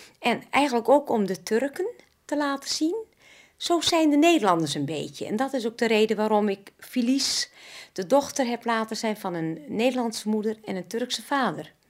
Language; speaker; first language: Dutch; native; Dutch